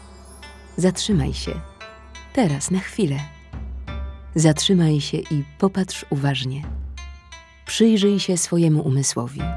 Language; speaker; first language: Polish; native; Polish